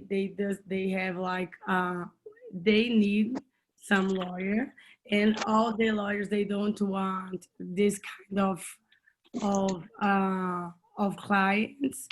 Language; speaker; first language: English; non-native, learner; Portuguese